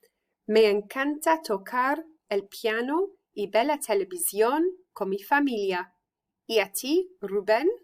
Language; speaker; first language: Spanish; non-native, fluent; English